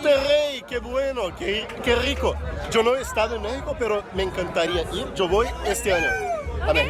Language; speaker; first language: Spanish; non-native, fluent; Portuguese